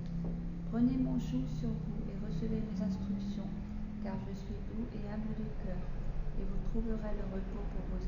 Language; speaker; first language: French; native; French